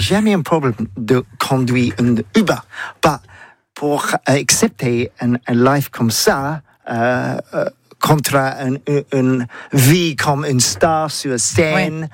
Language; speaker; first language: French; non-native, learner; English